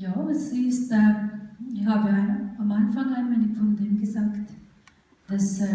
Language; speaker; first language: German; non-native, fluent; Urdu